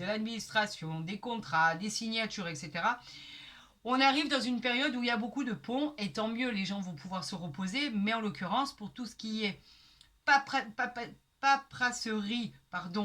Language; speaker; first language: French; native; French